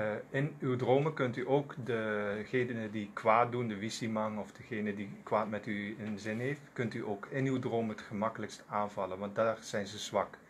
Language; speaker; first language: Dutch; non-native, local second language; Sranan Tongo